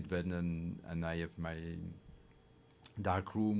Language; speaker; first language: English; non-native, learner; French